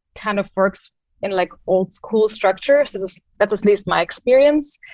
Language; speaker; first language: English; non-native, fluent; German